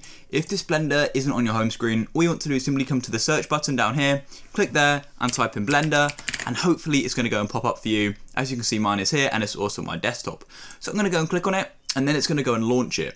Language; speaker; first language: English; native; English